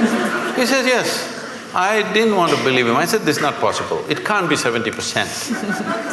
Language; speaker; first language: English; non-native, local second language; Kannada